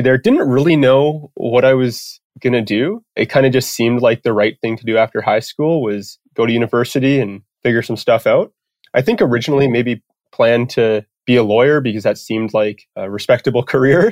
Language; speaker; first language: English; native; English